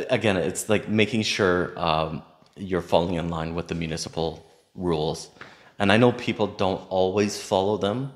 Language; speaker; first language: English; native; English